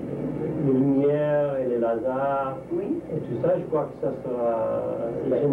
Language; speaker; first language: French; non-native, fluent; English